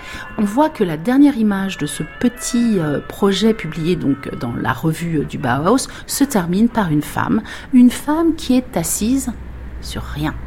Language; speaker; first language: French; native; French